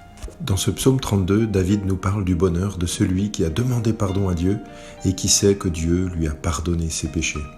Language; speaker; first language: French; native; French